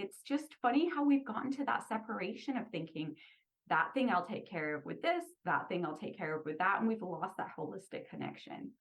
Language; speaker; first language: English; native; English